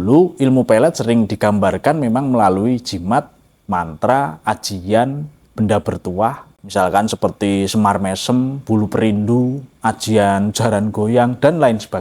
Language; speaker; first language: Indonesian; native; Indonesian